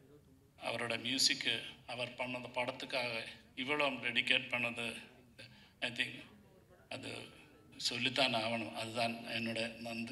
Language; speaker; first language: Tamil; non-native, learner; Malayalam